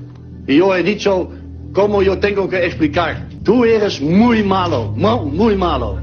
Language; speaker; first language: Spanish; non-native, learner; Dutch